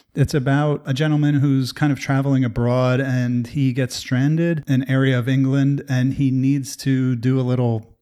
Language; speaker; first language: English; native; English